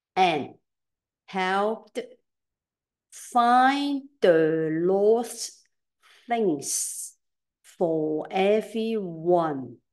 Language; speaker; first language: English; non-native, local second language; Cantonese